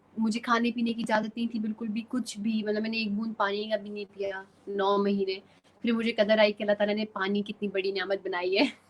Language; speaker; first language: Urdu; native; Urdu